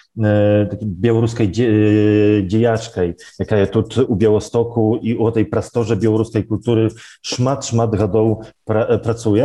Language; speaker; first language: Belarusian; non-native, local second language; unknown